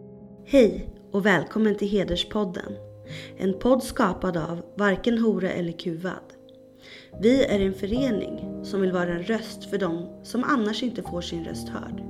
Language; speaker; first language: Swedish; native; Swedish